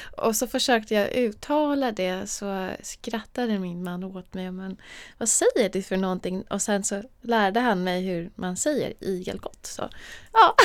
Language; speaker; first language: Swedish; non-native, fluent; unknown